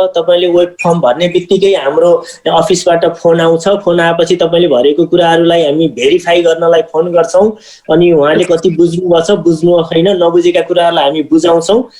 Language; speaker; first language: Nepali; native; Nepali